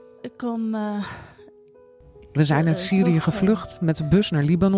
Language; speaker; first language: Dutch; non-native, learner; Arabic